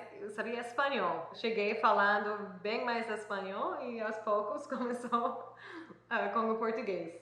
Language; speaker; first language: Portuguese; non-native, fluent; English